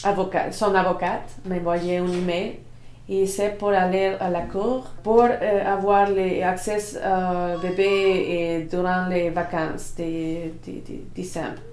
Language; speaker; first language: French; non-native, learner; Spanish